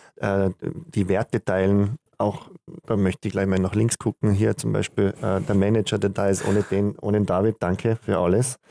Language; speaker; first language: German; native; German